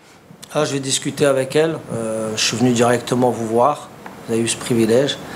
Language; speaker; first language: French; native; French